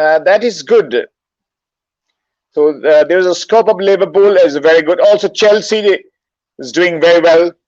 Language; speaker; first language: English; non-native, local second language; Bangla